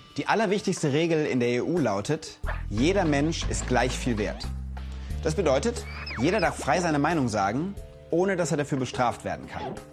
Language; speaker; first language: German; native; German